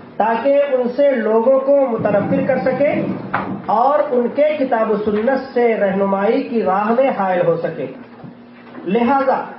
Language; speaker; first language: Urdu; native; Urdu